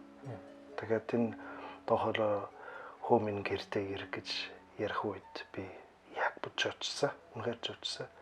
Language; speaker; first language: Mongolian; non-native, learner; German